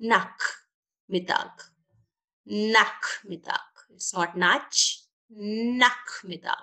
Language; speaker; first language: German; non-native, learner; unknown